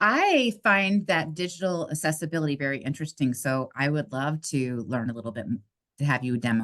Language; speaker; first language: English; native; English